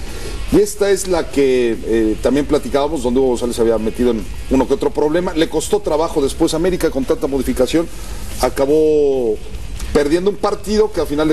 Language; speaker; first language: Spanish; native; Spanish